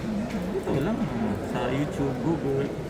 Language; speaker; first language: Filipino; non-native, learner; Malayalam